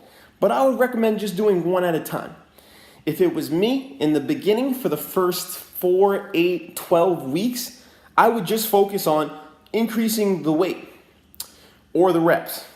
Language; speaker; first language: English; native; English